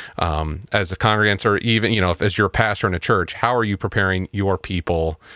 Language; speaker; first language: English; native; English